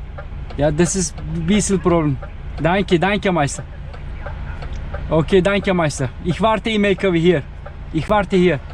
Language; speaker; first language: German; non-native, learner; Turkish